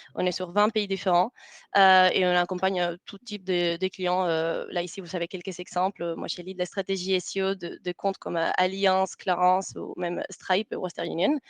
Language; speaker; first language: French; non-native, fluent; Spanish